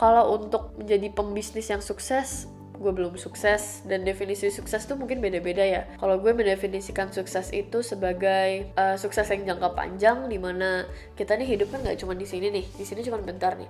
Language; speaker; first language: Indonesian; native; Indonesian